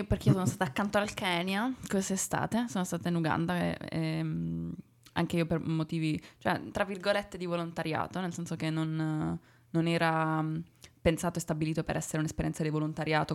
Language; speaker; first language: Italian; native; Italian